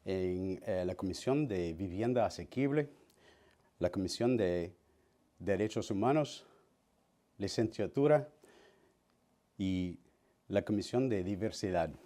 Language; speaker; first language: Spanish; early bilingual, heritage; Spanish